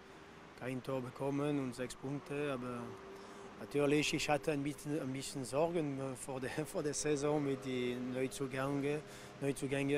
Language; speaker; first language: German; non-native, local second language; French